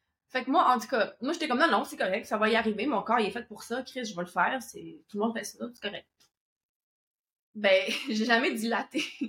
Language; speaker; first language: French; native; French